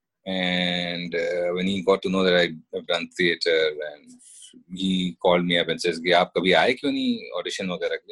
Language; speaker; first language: English; non-native, local second language; Hindi